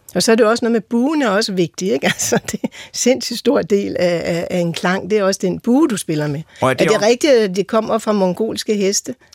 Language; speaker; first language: Danish; native; Danish